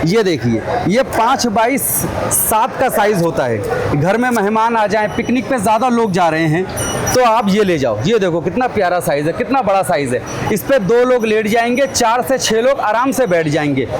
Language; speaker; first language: Hindi; native; Hindi